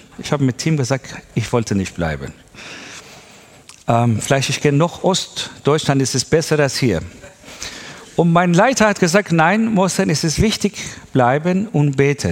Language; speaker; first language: German; non-native, learner; Persian